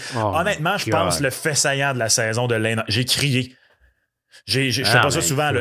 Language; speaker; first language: French; native; French